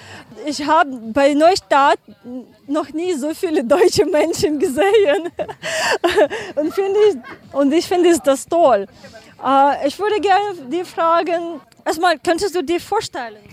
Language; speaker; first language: German; non-native, learner; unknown